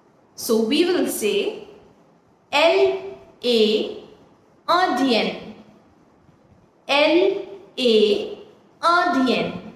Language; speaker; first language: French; non-native, fluent; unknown